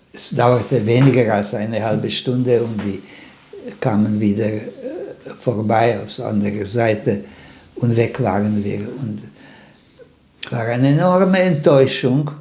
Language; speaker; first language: German; non-native, fluent; Slovak